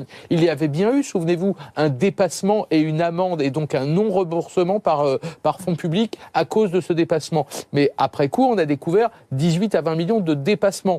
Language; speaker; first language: French; native; French